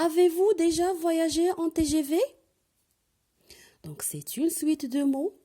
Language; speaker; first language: French; non-native, local second language; Arabic